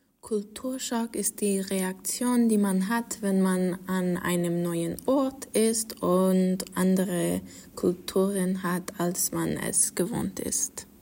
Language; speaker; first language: German; non-native, learner; English